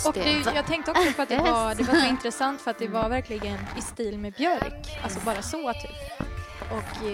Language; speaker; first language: Swedish; native; Swedish